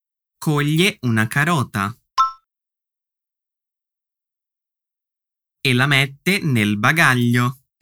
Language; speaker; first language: Italian; non-native, fluent; Portuguese